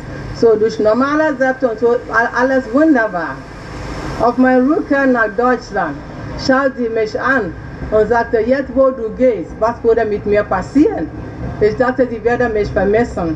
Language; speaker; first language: German; non-native, learner; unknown